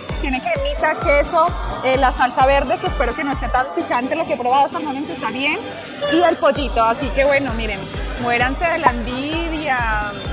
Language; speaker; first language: Spanish; native; Spanish